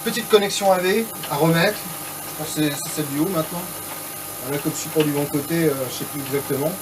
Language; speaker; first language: French; native; French